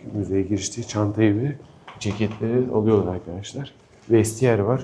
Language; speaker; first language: Turkish; native; Turkish